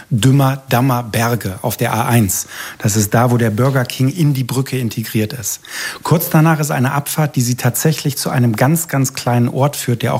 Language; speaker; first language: German; native; German